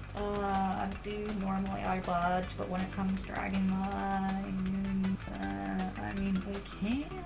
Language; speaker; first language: English; native; English